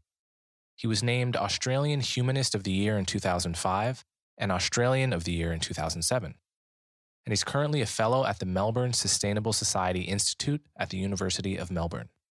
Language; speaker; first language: English; native; English